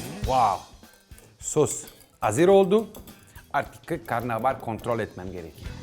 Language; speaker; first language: Turkish; non-native, fluent; Italian